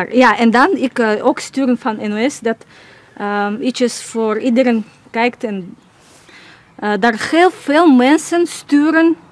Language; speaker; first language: Dutch; non-native, learner; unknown